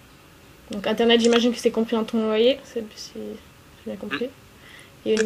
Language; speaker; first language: French; native; French